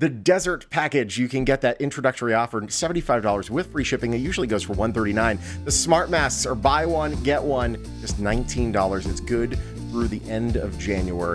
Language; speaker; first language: English; native; English